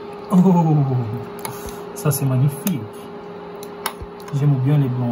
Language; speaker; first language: French; non-native, learner; Portuguese